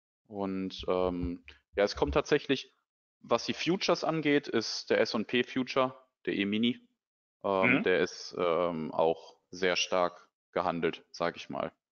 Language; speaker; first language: German; native; German